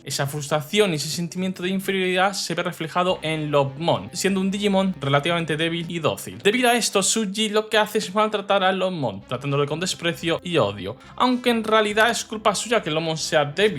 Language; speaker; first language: Spanish; native; Spanish